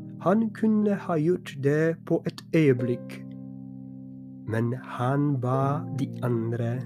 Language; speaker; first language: Norwegian; non-native, fluent; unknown